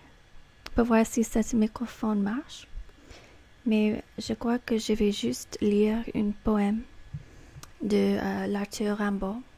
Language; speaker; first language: French; non-native, fluent; English